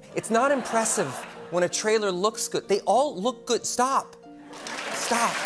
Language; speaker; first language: English; native; English